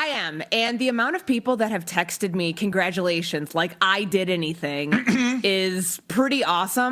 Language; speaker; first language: English; native; English